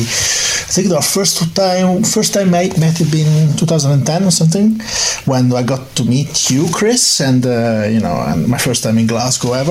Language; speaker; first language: English; non-native, fluent; Italian